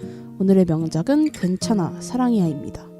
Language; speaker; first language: Korean; native; Korean